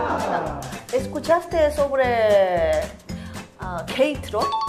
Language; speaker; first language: Spanish; non-native, learner; Korean